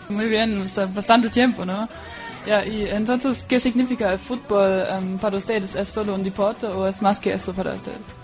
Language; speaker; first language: Spanish; non-native, fluent; German